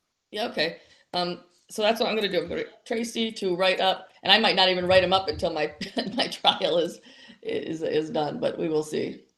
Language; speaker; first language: English; native; English